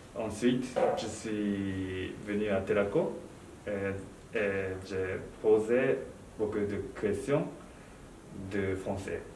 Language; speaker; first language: French; non-native, learner; Japanese